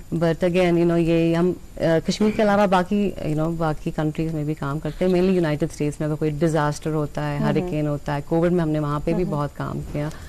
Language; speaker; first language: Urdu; non-native, local second language; Kashmiri